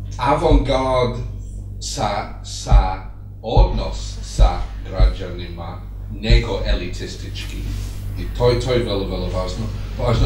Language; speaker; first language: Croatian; non-native, fluent; English